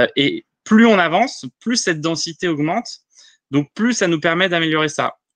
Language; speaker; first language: French; native; French